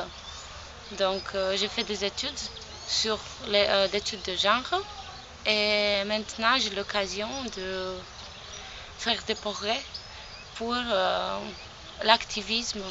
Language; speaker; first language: French; non-native, fluent; Romanian